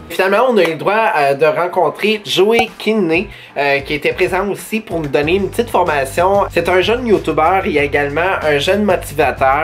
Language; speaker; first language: French; native; French